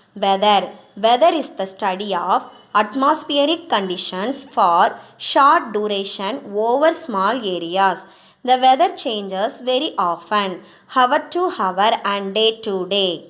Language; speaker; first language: English; non-native, local second language; Tamil